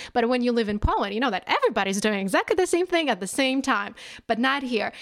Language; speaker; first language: English; non-native, fluent; Polish